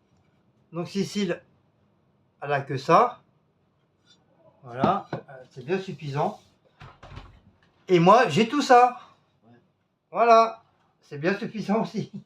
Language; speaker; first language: French; native; French